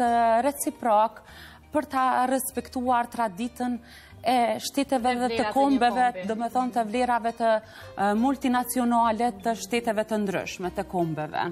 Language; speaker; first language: Albanian; native; Albanian